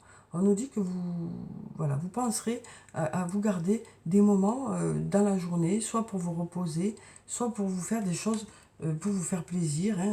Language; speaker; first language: French; native; French